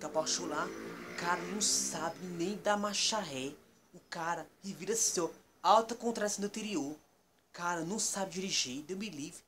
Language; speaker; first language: Portuguese; native; Portuguese